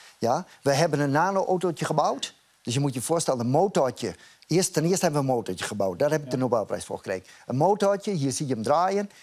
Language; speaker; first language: Dutch; native; Dutch